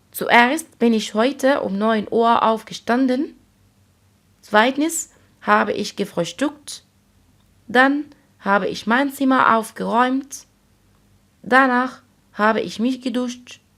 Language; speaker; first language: German; non-native, fluent; Arabic